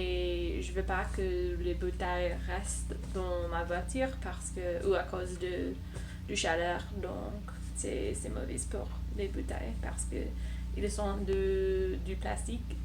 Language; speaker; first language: French; non-native, learner; English